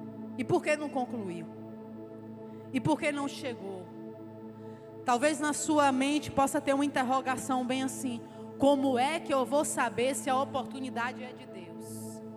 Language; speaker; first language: Portuguese; native; Portuguese